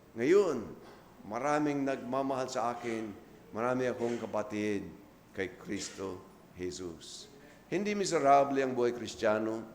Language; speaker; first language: Filipino; non-native, fluent; English